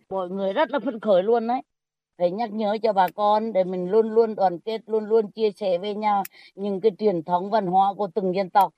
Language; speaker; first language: Vietnamese; non-native, local second language; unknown